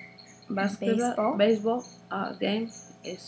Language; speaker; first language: English; non-native, learner; Spanish